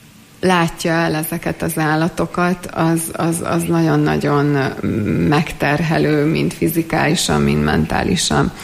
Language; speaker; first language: Hungarian; native; Hungarian